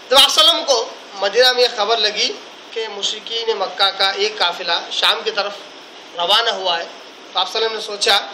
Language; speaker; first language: Urdu; native; Urdu